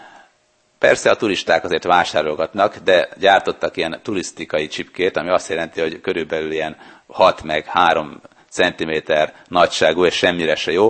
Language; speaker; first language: Hungarian; native; Hungarian